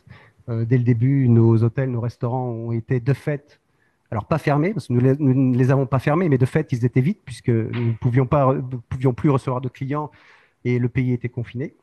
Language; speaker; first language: French; native; French